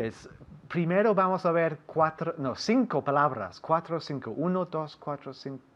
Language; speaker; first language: Spanish; non-native, fluent; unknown